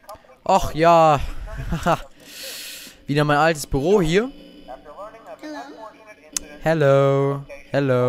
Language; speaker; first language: German; native; German